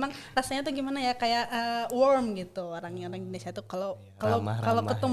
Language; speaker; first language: Indonesian; non-native, fluent; Japanese